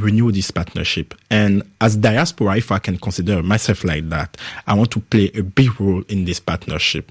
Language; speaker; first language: English; non-native, fluent; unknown